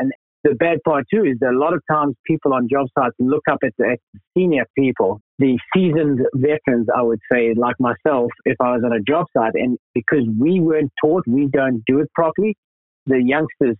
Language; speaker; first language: English; native; English